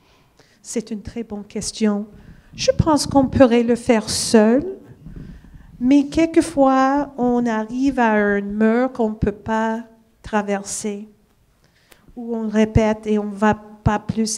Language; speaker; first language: French; non-native, fluent; English